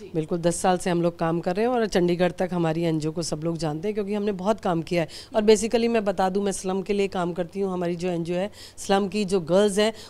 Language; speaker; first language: Hindi; native; Hindi